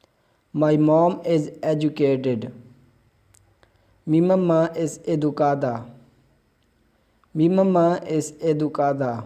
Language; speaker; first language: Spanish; non-native, fluent; Urdu